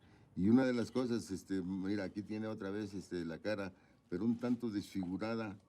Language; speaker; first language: Spanish; native; Spanish